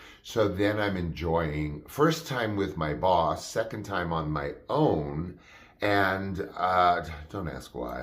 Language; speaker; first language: English; native; English